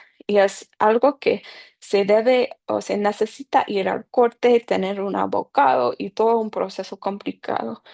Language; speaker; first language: Spanish; non-native, fluent; English